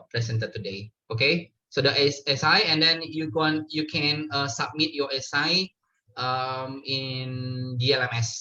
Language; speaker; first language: English; non-native, learner; Indonesian